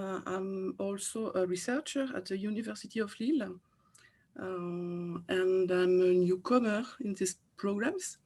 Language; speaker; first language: English; non-native, fluent; French